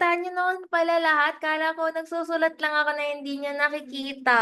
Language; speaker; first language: Filipino; native; Filipino